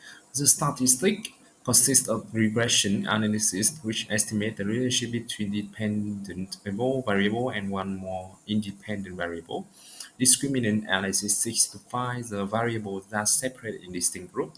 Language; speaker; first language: English; non-native, learner; Vietnamese